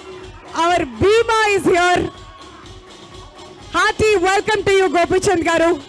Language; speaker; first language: Telugu; native; Telugu